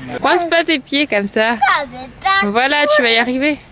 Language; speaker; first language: French; native; French